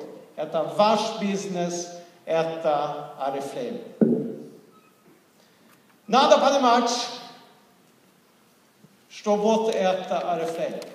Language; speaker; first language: Russian; non-native, fluent; Swedish